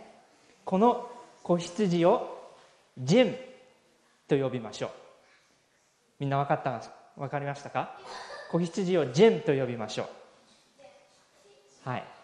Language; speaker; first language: Japanese; non-native, fluent; English